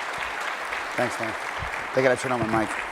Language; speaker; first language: English; native; English